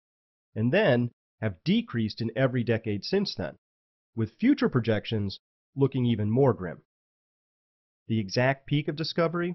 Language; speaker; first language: English; native; English